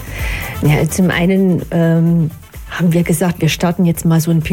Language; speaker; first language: German; native; German